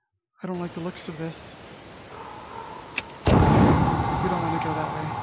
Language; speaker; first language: English; native; English